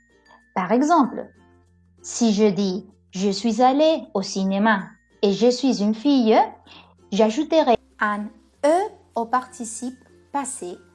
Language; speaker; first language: French; non-native, fluent; Spanish